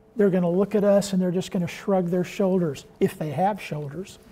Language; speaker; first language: English; native; English